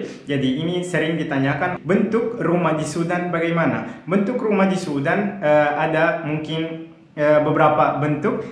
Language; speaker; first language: Indonesian; non-native, fluent; Arabic